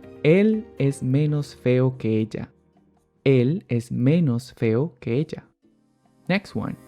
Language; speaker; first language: Spanish; native; Spanish